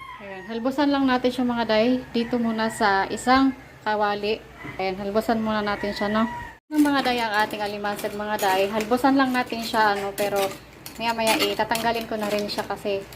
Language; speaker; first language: Filipino; non-native, local second language; Bikol